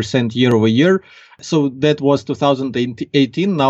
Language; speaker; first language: English; non-native, fluent; Ukrainian